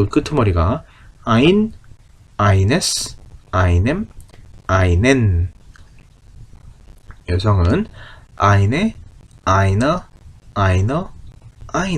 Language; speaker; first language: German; non-native, fluent; Korean